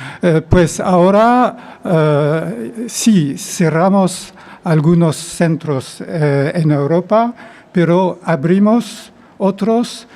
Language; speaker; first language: Spanish; non-native, fluent; French